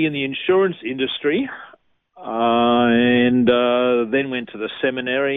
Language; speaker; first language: English; native; English